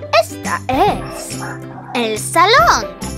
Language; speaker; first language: Spanish; non-native, learner; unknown